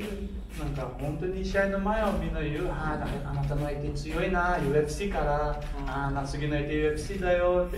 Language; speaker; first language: Japanese; non-native, learner; Portuguese